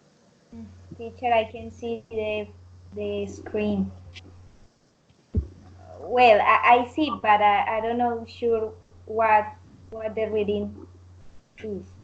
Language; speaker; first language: English; non-native, learner; Spanish